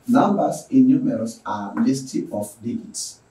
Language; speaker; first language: English; non-native, local second language; Swahili